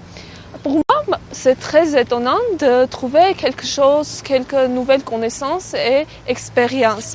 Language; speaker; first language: French; non-native, learner; Armenian